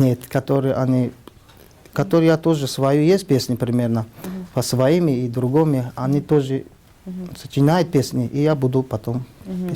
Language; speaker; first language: Russian; non-native, learner; Tajik